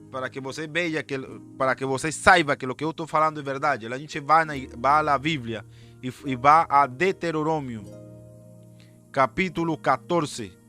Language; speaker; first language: Portuguese; non-native, fluent; Spanish